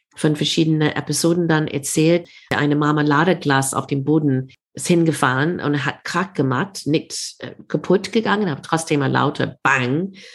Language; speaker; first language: German; non-native, fluent; English